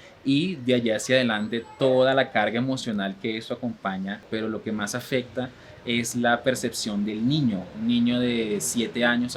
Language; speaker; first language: Spanish; native; Spanish